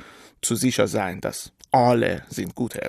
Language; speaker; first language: German; non-native, fluent; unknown